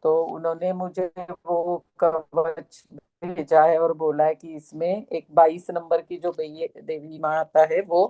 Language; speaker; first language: Hindi; non-native, local second language; Marathi